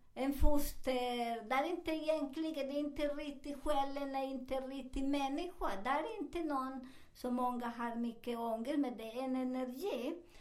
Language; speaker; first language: Swedish; non-native, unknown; Spanish